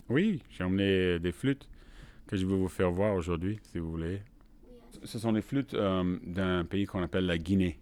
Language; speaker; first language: French; non-native, fluent; English